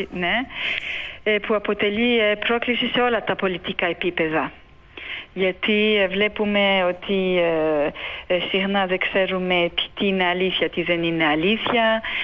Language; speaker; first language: Greek; early bilingual, heritage; Greek